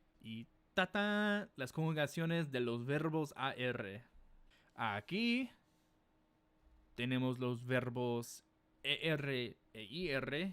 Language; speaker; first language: Spanish; non-native, fluent; English